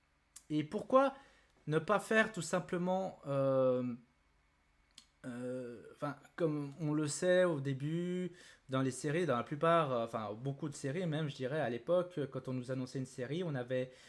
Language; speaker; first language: French; native; French